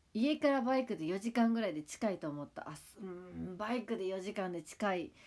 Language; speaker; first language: Japanese; native; Japanese